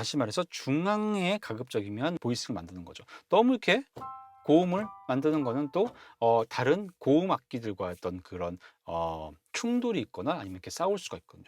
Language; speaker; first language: Korean; native; Korean